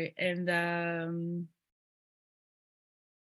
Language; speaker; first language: English; non-native, fluent; Portuguese